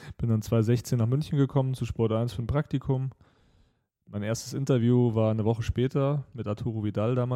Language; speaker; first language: German; native; German